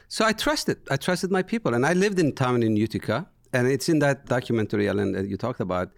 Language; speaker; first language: English; non-native, fluent; Turkish